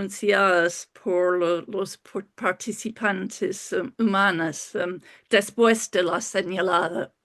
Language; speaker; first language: Spanish; non-native, fluent; English